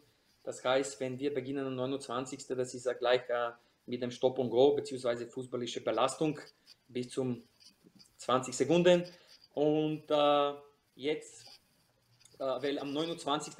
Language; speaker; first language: German; non-native, fluent; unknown